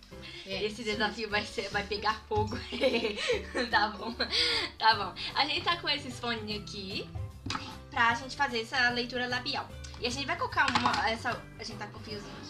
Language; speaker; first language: Portuguese; early bilingual, heritage; Portuguese